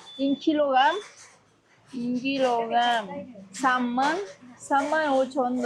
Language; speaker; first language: Korean; non-native, learner; Vietnamese